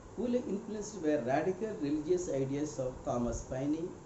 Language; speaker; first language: English; non-native, local second language; Telugu